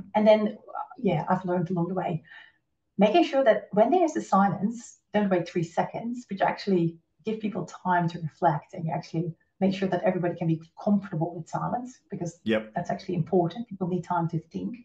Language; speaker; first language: English; non-native, fluent; Dutch